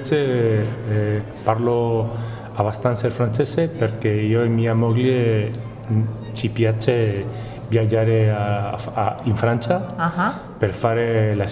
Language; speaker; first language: Italian; non-native, learner; Spanish